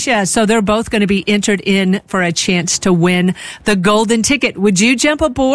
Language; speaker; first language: English; native; English